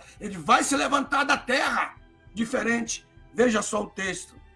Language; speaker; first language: Portuguese; native; Portuguese